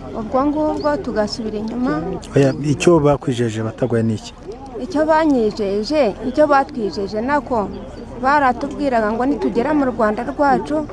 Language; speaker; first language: Kinyarwanda; early bilingual, heritage; Kinyarwanda